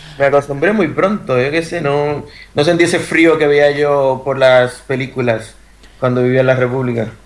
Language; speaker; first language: Spanish; native; Spanish